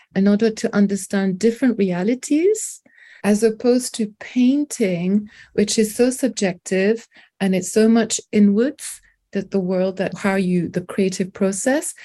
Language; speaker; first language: English; non-native, local second language; French